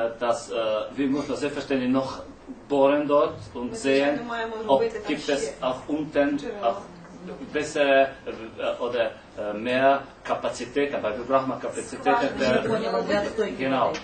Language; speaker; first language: German; non-native, learner; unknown